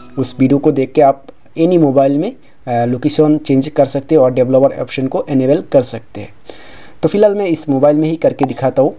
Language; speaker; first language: Hindi; non-native, local second language; Assamese